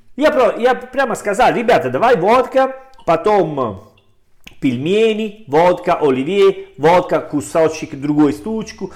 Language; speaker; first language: Russian; non-native, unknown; Italian